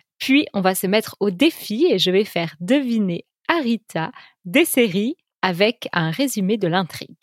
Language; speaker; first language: French; native; French